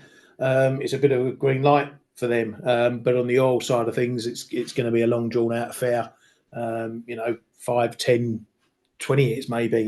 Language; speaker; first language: English; native; English